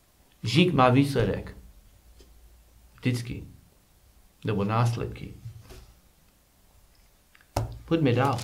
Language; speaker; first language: Czech; non-native, learner; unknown